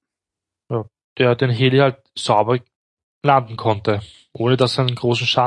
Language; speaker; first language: German; native; German